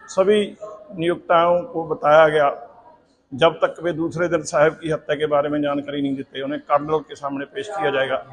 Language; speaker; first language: Hindi; non-native, local second language; Punjabi